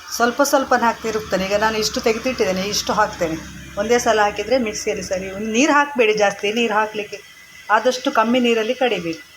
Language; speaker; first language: Kannada; non-native, local second language; Konkani